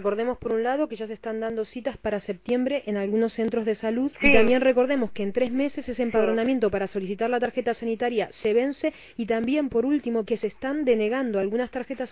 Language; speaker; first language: Spanish; native; Spanish